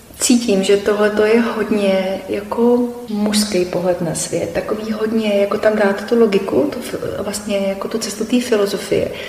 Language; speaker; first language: Czech; native; Czech